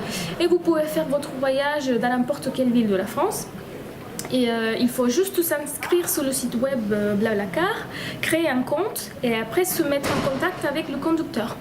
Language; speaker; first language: French; non-native, fluent; Spanish